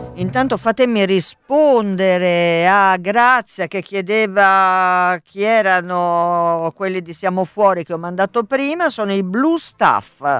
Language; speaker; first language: Italian; native; Italian